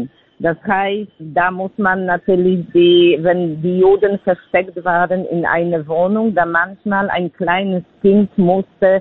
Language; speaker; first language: German; non-native, fluent; Polish